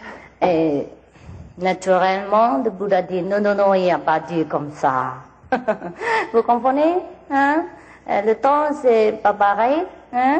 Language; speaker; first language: French; non-native, learner; Vietnamese